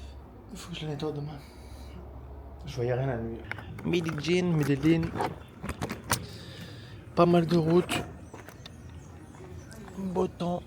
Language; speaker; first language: French; native; French